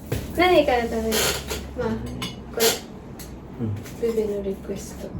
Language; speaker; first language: Japanese; non-native, fluent; Filipino